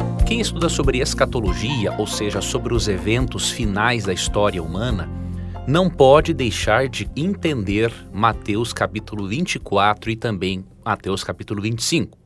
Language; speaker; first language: Portuguese; native; Portuguese